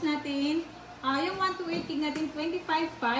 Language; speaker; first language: Filipino; native; Filipino